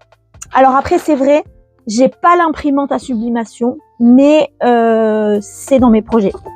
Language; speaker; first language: French; native; French